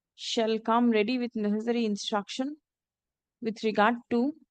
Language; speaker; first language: English; non-native, local second language; Bangla